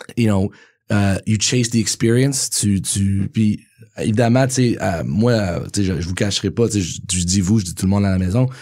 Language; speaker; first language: French; native; French